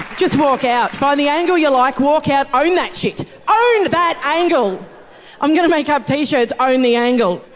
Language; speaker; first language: English; native; English